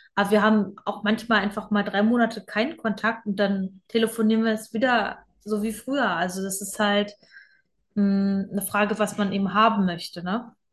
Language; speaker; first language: German; native; German